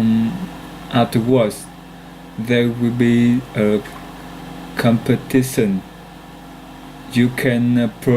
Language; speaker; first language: English; non-native, learner; Vietnamese